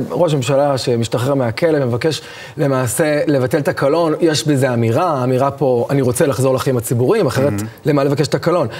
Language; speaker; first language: Hebrew; native; Hebrew